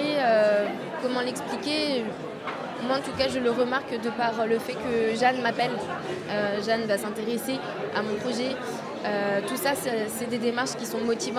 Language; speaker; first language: French; native; French